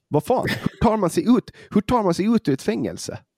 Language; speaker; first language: Swedish; native; Swedish